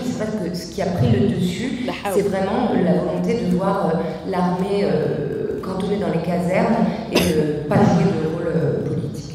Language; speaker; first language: French; native; French